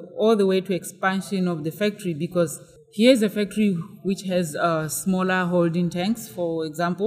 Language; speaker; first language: English; non-native, local second language; Tswana